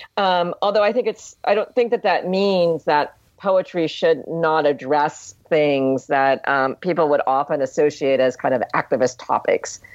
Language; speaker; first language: English; native; English